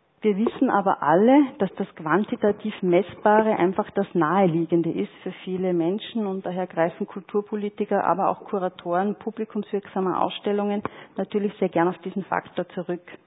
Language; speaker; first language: German; native; German